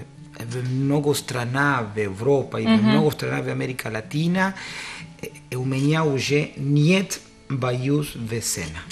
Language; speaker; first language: Russian; non-native, learner; Spanish